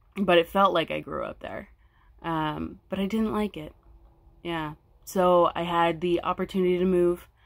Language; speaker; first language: English; native; English